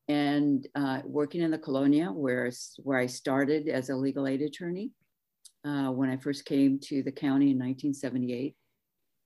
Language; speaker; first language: English; native; English